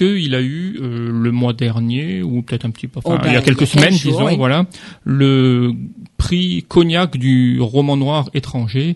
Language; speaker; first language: French; native; French